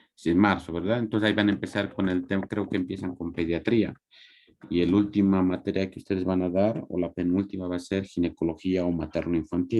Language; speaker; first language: Spanish; native; Spanish